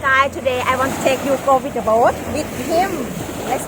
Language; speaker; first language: English; non-native, learner; Thai